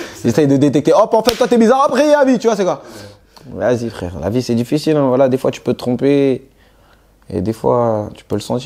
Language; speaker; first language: French; native; French